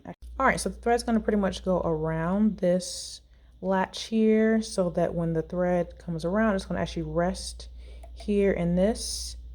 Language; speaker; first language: English; native; English